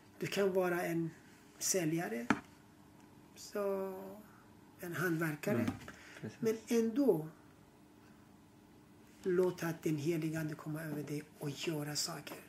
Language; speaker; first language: Swedish; non-native, fluent; Persian